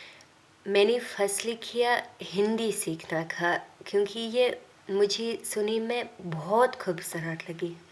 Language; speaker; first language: Hindi; non-native, learner; English